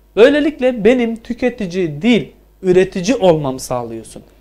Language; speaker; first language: Turkish; native; Turkish